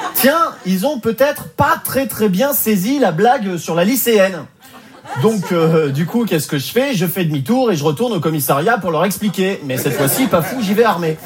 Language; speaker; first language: French; native; French